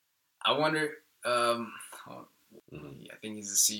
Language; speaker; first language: English; early bilingual, other home language; Spanish